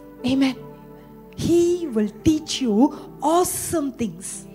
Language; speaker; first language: English; non-native, local second language; Tamil